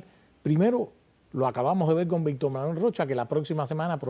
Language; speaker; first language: Spanish; native; Spanish